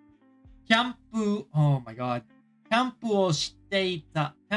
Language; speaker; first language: Japanese; non-native, learner; English